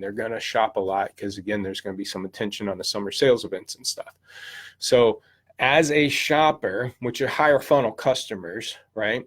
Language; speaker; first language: English; native; English